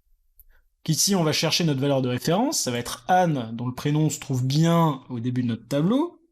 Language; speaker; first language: French; native; French